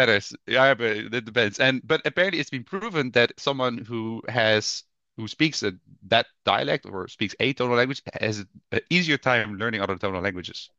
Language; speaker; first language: English; non-native, fluent; Dutch